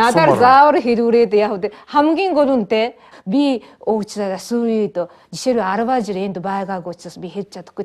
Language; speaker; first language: Mongolian; non-native, fluent; Japanese